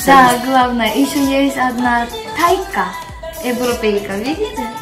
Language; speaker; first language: Russian; non-native, learner; Korean